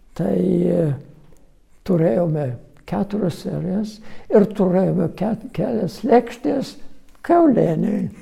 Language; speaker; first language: Lithuanian; early bilingual, other home language; Hebrew